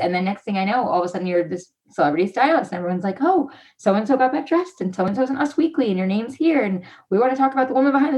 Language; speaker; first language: English; native; English